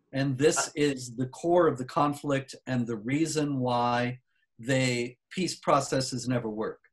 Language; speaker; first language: English; native; English